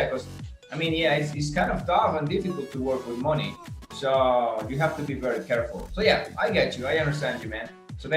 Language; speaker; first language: English; non-native, fluent; Spanish